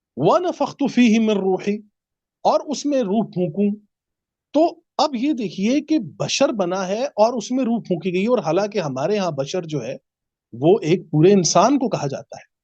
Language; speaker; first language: Urdu; native; Urdu